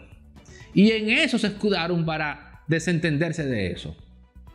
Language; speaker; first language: Spanish; native; Spanish